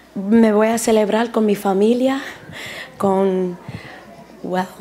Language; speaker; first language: Spanish; early bilingual, heritage; Spanish